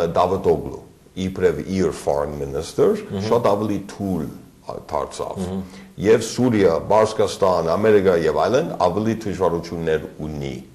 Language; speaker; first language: Armenian; early bilingual, other home language; English